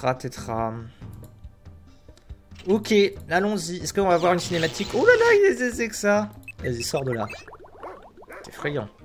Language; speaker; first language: French; native; French